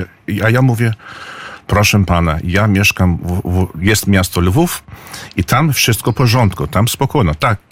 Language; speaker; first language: Polish; early bilingual, heritage; English